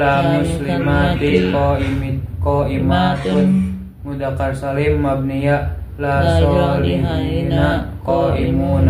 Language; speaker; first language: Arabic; non-native, learner; Indonesian